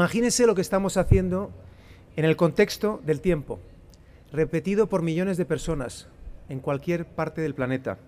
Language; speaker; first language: Spanish; native; Spanish